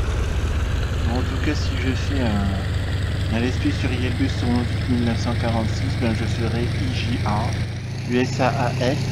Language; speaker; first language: French; native; French